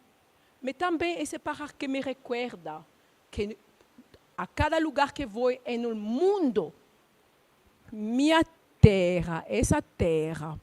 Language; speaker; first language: Portuguese; non-native, learner; Luba-Lulua